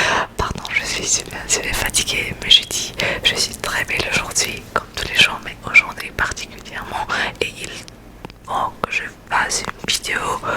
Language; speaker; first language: French; non-native, learner; Spanish